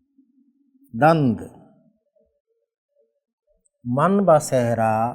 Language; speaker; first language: Persian; non-native, fluent; Urdu